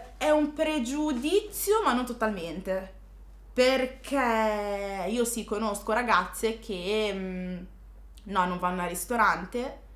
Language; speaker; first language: Italian; early bilingual, other home language; Arabic